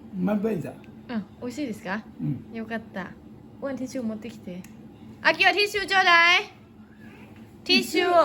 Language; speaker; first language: Japanese; non-native, learner; Thai